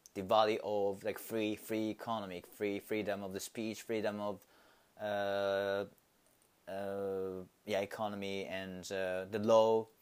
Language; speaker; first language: English; non-native, fluent; Japanese